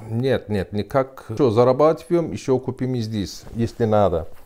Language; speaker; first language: Russian; non-native, learner; Turkish